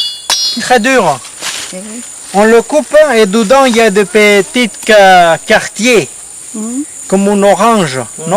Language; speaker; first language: French; non-native, fluent; Spanish